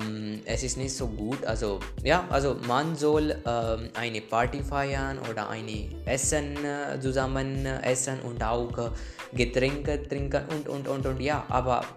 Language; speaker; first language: German; non-native, learner; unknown